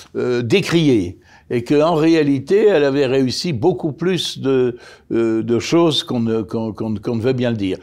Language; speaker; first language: French; native; French